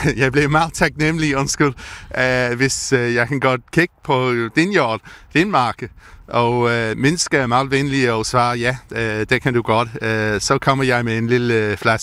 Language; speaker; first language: Danish; non-native, fluent; English